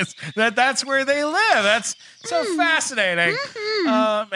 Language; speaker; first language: English; native; English